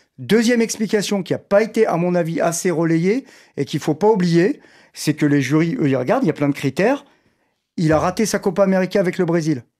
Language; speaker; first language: French; native; French